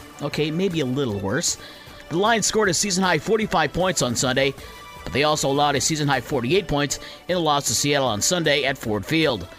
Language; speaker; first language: English; native; English